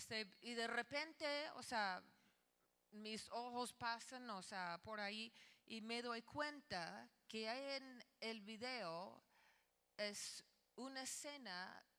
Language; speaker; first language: Spanish; non-native, fluent; English